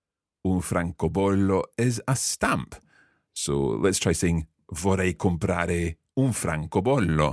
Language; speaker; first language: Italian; non-native, fluent; English